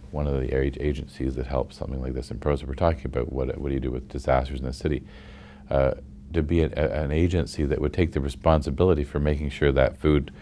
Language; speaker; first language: English; native; English